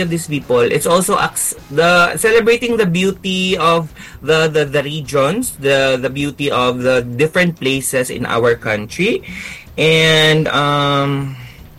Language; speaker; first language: Filipino; native; Filipino